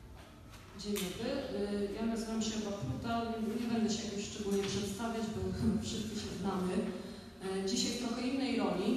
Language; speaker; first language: Polish; native; Polish